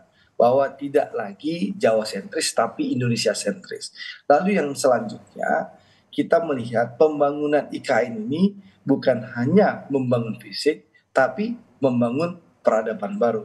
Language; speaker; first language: Indonesian; native; Indonesian